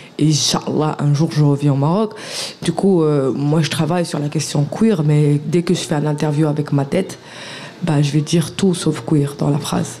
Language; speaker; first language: French; non-native, local second language; Arabic